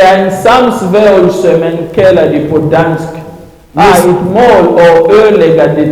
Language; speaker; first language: Swedish; non-native, learner; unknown